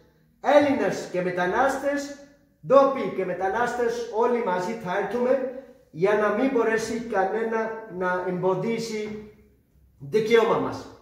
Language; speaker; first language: Greek; non-native, fluent; Urdu